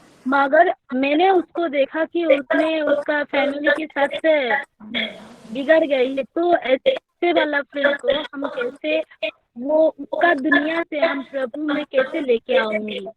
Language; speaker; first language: Hindi; non-native, local second language; Bangla